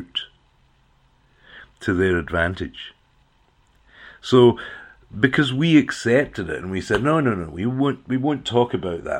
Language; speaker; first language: English; native; English